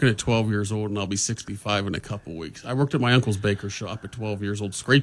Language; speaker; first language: English; native; English